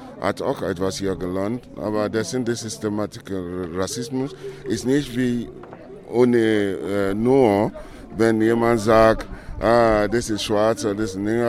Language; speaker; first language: German; non-native, learner; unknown